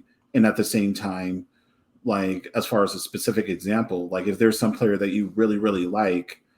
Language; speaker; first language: English; native; English